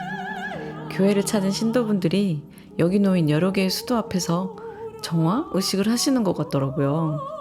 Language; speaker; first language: Korean; native; Korean